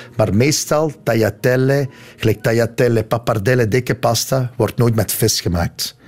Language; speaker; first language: Dutch; native; Dutch